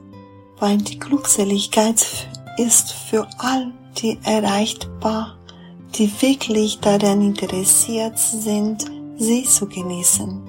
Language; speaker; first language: German; non-native, fluent; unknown